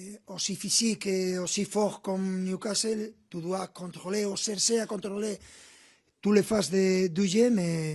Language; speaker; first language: French; non-native, fluent; Spanish